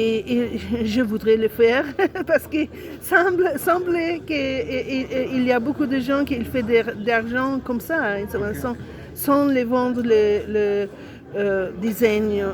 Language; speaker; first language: French; non-native, learner; Italian